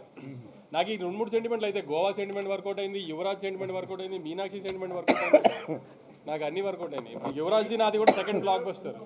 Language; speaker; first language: Telugu; native; Telugu